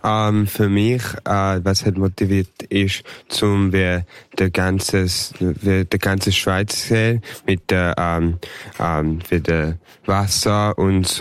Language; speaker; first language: German; early bilingual, heritage; German